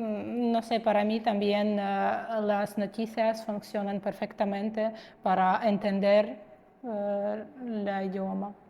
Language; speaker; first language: Spanish; non-native, fluent; Russian